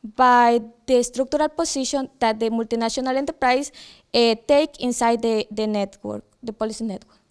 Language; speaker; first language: English; non-native, fluent; Ukrainian